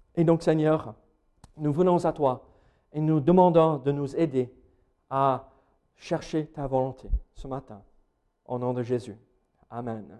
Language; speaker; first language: French; non-native, fluent; English